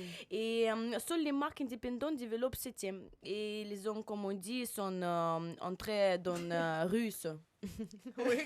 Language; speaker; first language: French; non-native, learner; Russian